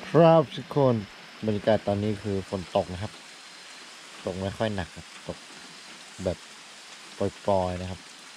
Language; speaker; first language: Thai; non-native, local second language; Karen languages